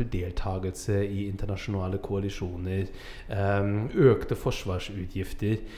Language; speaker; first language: Norwegian; non-native, fluent; German